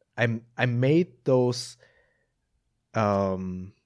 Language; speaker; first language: English; non-native, fluent; German